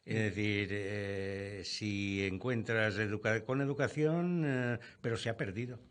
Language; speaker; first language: Spanish; non-native, local second language; Catalan